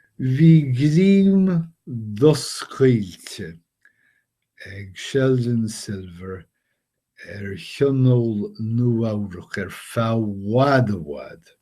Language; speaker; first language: Irish; non-native, fluent; English